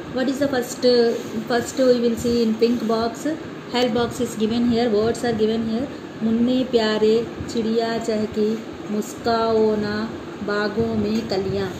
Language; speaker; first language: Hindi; non-native, local second language; Telugu